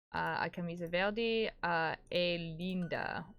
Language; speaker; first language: Portuguese; non-native, learner; English